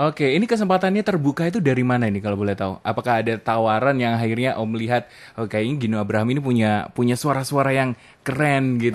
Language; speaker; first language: Indonesian; native; Indonesian